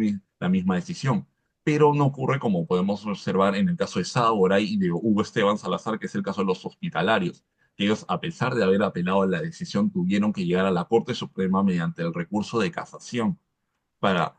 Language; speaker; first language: Spanish; native; Spanish